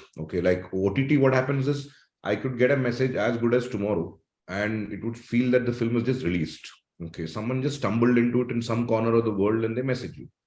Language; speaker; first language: English; non-native, local second language; Malayalam